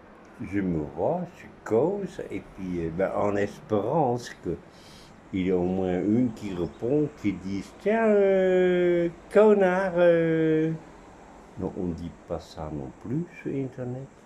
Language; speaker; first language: French; non-native, fluent; Dutch